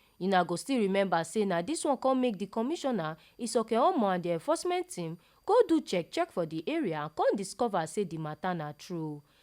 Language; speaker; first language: Nigerian Pidgin; non-native, local second language; Yoruba